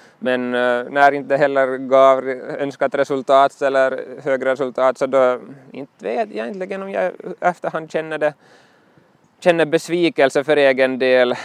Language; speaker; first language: Swedish; native; Swedish